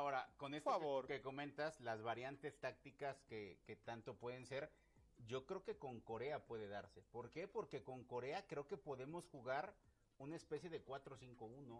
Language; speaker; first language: Spanish; native; Spanish